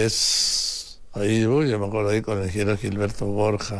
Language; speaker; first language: Spanish; native; Spanish